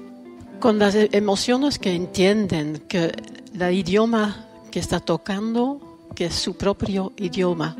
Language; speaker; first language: Spanish; non-native, fluent; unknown